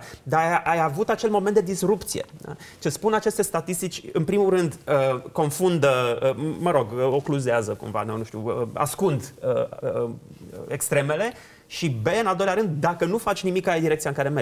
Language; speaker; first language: Romanian; native; Romanian